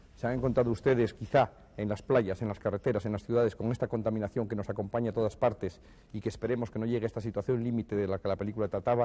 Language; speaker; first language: Spanish; native; Spanish